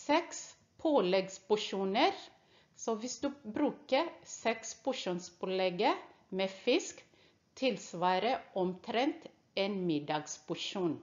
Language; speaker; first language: Norwegian; non-native, fluent; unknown